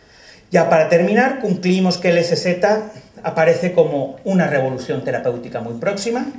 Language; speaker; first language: Spanish; native; Spanish